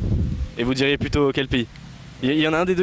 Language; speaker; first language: French; native; French